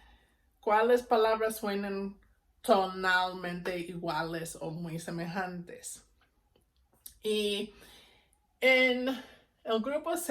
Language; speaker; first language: Spanish; non-native, fluent; English